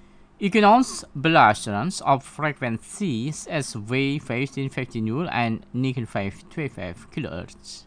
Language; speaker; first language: Dutch; non-native, fluent; Indonesian